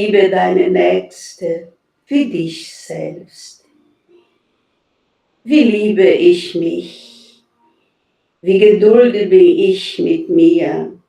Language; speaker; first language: German; non-native, fluent; Portuguese